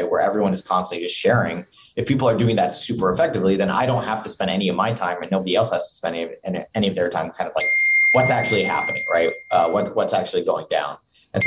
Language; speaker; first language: English; native; English